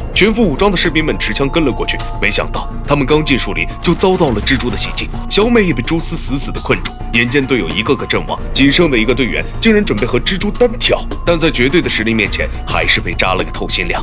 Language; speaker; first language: Chinese; native; Chinese